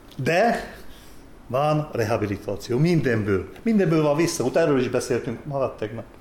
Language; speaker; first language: Hungarian; native; Hungarian